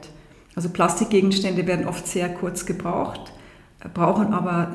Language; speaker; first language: German; native; German